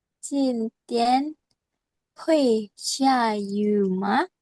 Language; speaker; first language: Chinese; non-native, learner; Indonesian